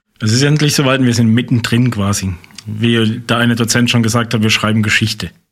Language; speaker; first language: German; native; German